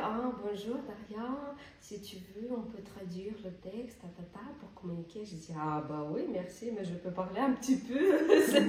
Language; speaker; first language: French; non-native, learner; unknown